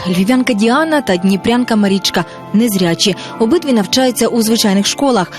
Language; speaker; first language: Ukrainian; native; Ukrainian